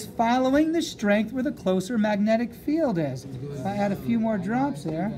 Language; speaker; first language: English; native; English